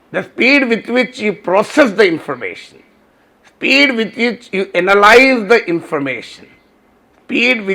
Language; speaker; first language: English; non-native, local second language; Telugu